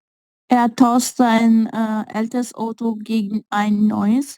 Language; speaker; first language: German; non-native, learner; Punjabi